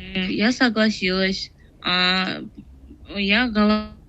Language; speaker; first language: Russian; non-native, learner; Tajik